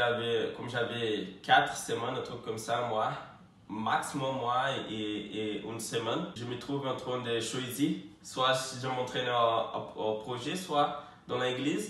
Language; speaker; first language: French; non-native, fluent; Portuguese